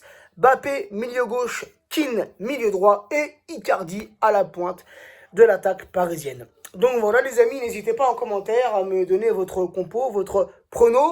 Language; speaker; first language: French; native; French